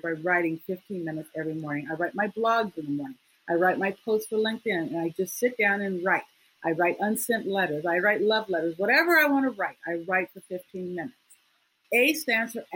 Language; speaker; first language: English; native; English